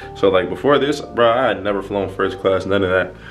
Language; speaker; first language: English; native; English